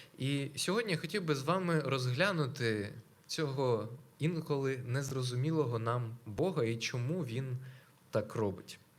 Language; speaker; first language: Ukrainian; non-native, local second language; Russian